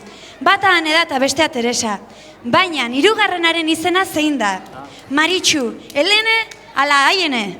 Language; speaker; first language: Basque; native; Basque